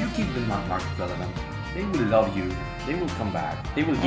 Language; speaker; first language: English; non-native, fluent; Spanish